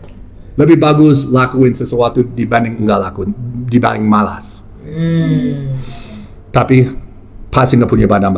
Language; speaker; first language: Indonesian; non-native, fluent; English